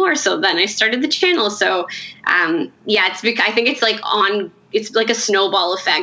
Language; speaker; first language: English; native; English